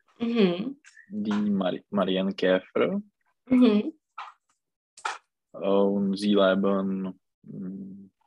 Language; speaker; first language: German; non-native, learner; Czech